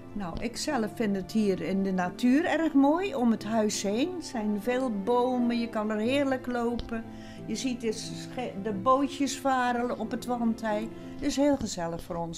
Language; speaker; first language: Dutch; native; Dutch